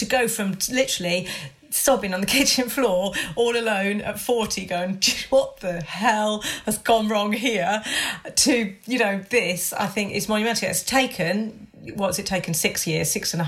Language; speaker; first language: English; native; English